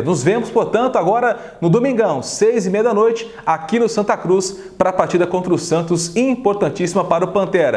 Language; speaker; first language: Portuguese; native; Portuguese